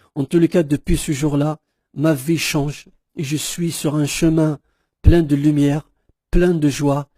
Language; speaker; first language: French; non-native, local second language; Kabyle